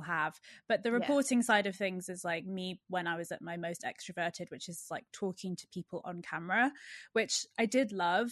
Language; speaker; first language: English; native; English